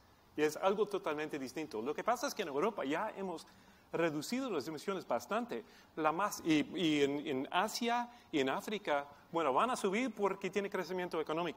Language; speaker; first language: Spanish; non-native, fluent; English